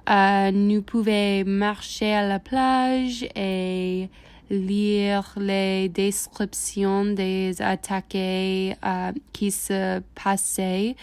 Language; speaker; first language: French; non-native, learner; English